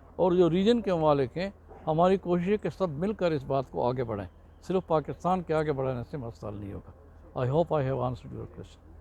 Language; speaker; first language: Urdu; non-native, local second language; Pashto